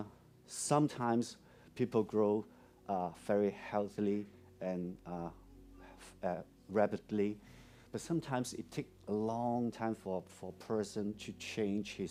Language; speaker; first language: English; non-native, local second language; Cantonese